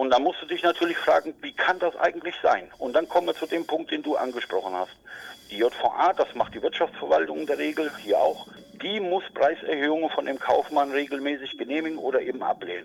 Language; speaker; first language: German; native; German